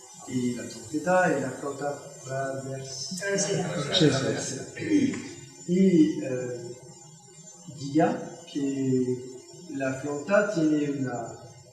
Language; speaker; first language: Spanish; non-native, learner; French